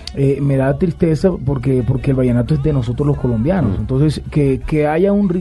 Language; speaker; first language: Spanish; native; Spanish